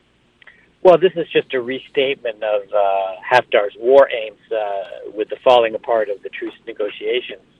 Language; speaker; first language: English; native; English